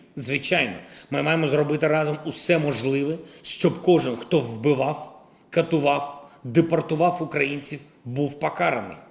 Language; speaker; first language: Ukrainian; non-native, local second language; Russian